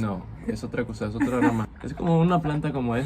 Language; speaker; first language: Spanish; native; Spanish